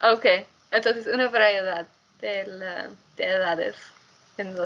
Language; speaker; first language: Spanish; non-native, fluent; English